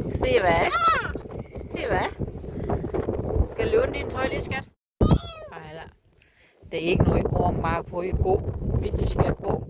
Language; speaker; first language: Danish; non-native, learner; Thai